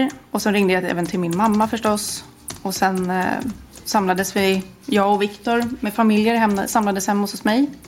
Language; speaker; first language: Swedish; native; Swedish